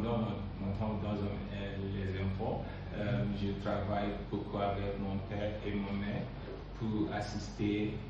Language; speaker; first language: French; non-native, learner; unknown